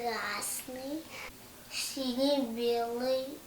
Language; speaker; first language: Russian; non-native, local second language; Yakut